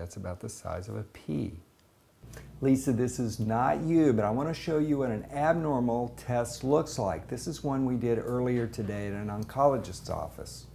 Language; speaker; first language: English; native; English